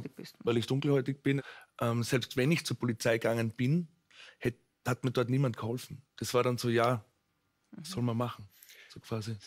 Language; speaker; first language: German; native; German